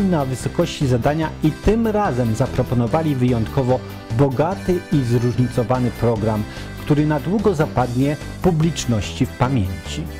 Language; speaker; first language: Polish; native; Polish